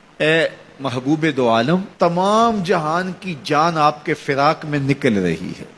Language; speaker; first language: Urdu; non-native, local second language; Punjabi